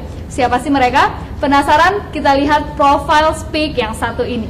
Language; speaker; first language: Indonesian; native; Indonesian